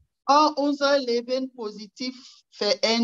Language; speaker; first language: German; non-native, fluent; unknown